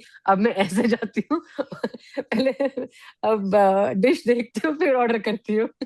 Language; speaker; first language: Hindi; native; Hindi